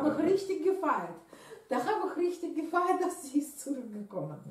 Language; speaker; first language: German; non-native, learner; Russian